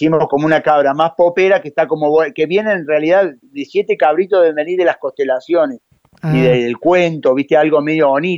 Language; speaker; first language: Spanish; native; Spanish